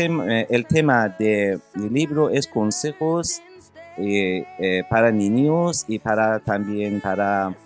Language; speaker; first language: Spanish; non-native, learner; Persian